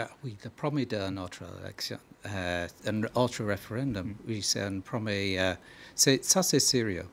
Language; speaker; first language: French; non-native, learner; English